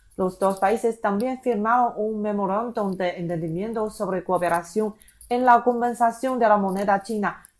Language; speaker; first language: Spanish; non-native, fluent; Chinese